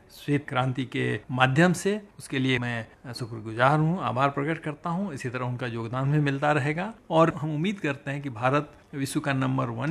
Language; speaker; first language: Hindi; native; Hindi